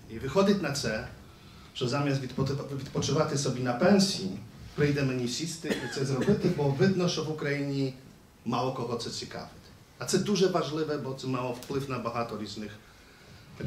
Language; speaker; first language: Ukrainian; native; Ukrainian